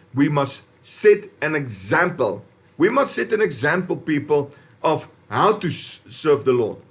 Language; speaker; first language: English; non-native, local second language; Afrikaans